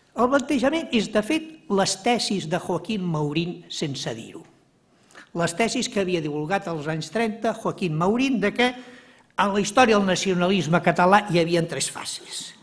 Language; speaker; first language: Catalan; native; Catalan